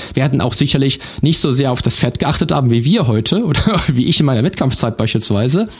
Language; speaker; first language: German; native; German